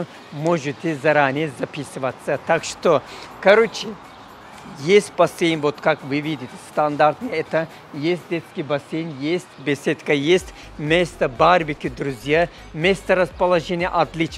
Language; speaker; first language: Russian; non-native, fluent; Turkish